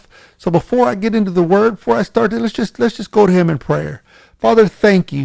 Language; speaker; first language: English; native; English